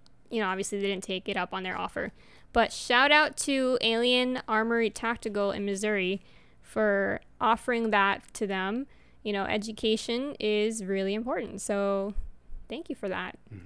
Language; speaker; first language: English; early bilingual, other home language; Spanish